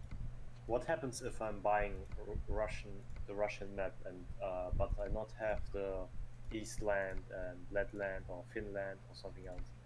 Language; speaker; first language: English; non-native, learner; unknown